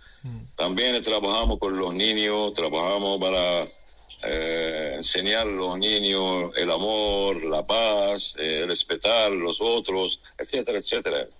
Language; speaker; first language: Spanish; non-native, fluent; Arabic